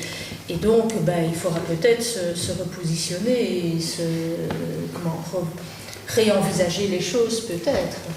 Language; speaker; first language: French; native; French